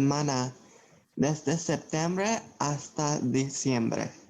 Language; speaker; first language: Spanish; non-native, learner; English